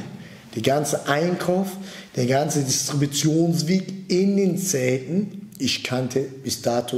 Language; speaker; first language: German; early bilingual, other home language; Turkish